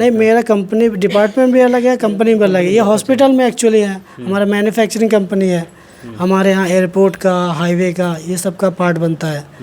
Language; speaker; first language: Hindi; native; Hindi